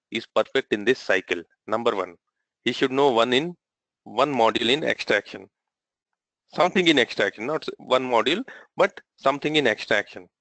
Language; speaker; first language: English; non-native, local second language; Telugu